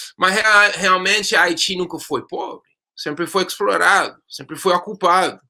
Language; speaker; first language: Portuguese; non-native, fluent; English